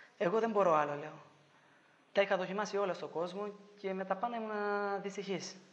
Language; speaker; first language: Greek; non-native, fluent; Albanian